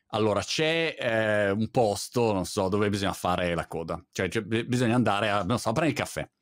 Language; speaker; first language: Italian; native; Italian